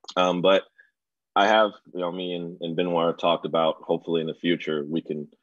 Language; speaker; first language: English; native; English